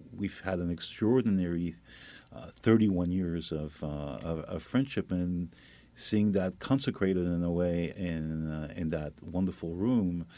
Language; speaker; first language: English; non-native, fluent; French